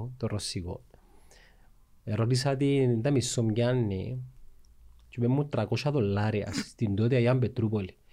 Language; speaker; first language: Greek; early bilingual, other home language; Russian